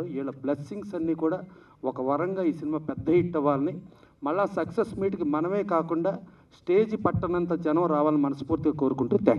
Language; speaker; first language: Telugu; native; Telugu